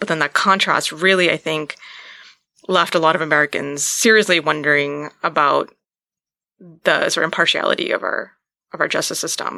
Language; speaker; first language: English; native; English